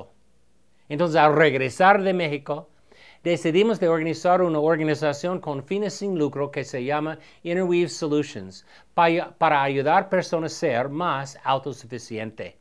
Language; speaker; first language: Spanish; non-native, fluent; English